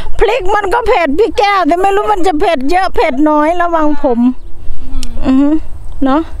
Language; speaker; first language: Thai; non-native, local second language; Northeastern Thai